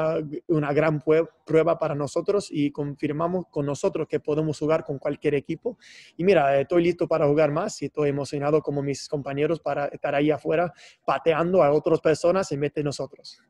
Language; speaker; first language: Spanish; non-native, fluent; English